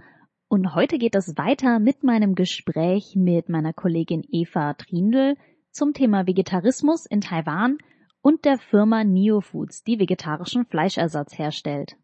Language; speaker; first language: German; native; German